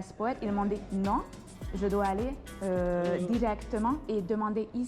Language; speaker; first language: French; non-native, learner; Hungarian